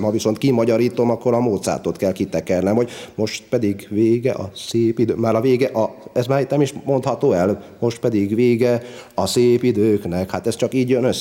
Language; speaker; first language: Hungarian; native; Hungarian